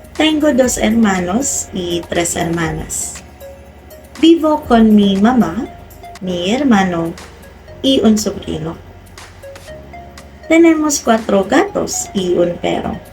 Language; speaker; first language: Spanish; non-native, learner; Filipino